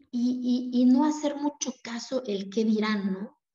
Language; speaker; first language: Spanish; non-native, local second language; Zapotec